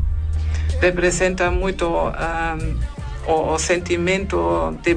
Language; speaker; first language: Portuguese; non-native, fluent; German